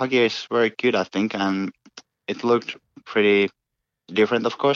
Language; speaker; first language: English; non-native, fluent; Finnish